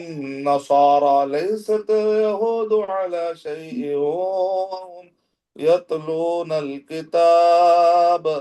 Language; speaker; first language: Arabic; non-native, fluent; Urdu